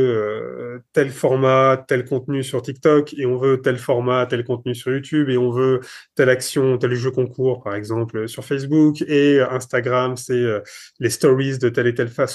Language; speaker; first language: French; native; French